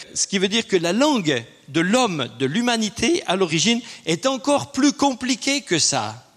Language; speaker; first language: French; native; French